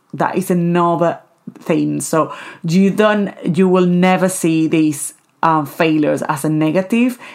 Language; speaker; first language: English; non-native, fluent; Spanish